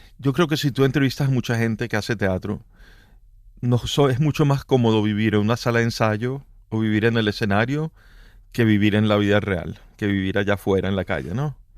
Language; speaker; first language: Spanish; native; Spanish